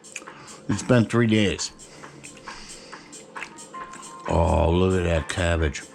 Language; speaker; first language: English; native; English